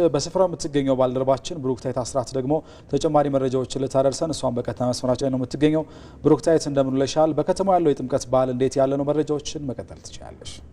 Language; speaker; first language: Amharic; native; Amharic